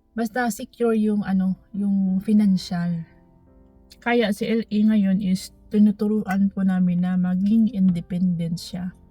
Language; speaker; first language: Filipino; non-native, local second language; Cebuano